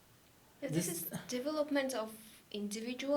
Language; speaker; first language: English; non-native, learner; Georgian